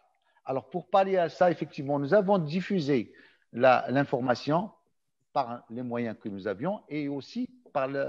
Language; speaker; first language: French; non-native, local second language; Arabic